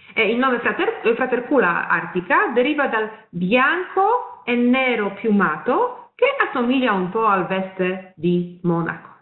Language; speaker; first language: Italian; non-native, fluent; Polish